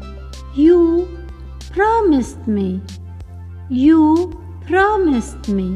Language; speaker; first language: English; non-native, fluent; Arabic